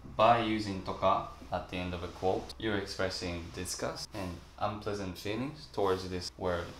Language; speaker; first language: English; non-native, fluent; Japanese